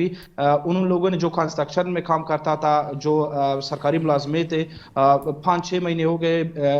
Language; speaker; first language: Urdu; non-native, fluent; Persian